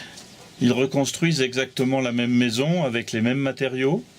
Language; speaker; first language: French; native; French